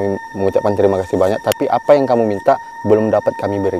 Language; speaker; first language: Indonesian; native; Indonesian